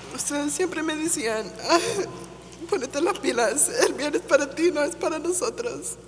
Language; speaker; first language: Spanish; early bilingual, heritage; Spanish